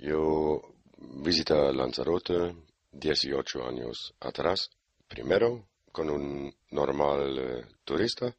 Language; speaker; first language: Spanish; non-native, learner; German